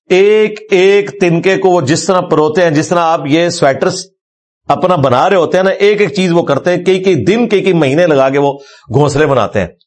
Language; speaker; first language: Urdu; non-native, local second language; Punjabi